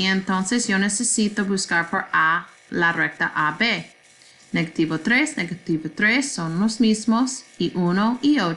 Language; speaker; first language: Spanish; non-native, learner; English